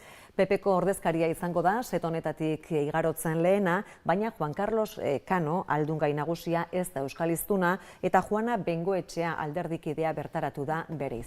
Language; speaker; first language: Basque; native; Basque